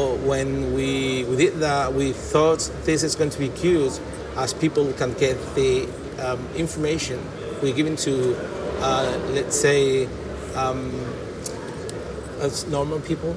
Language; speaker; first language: English; non-native, fluent; Spanish